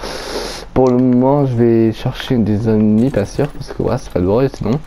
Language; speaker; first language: French; native; French